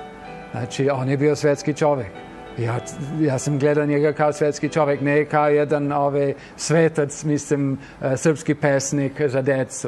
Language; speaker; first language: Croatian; non-native, fluent; English